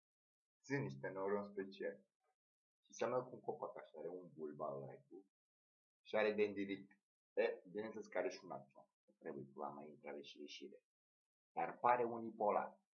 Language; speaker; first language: Romanian; native; Romanian